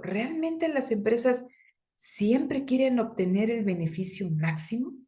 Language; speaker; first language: Spanish; native; Spanish